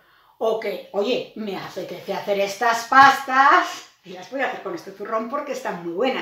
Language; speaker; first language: Spanish; native; Spanish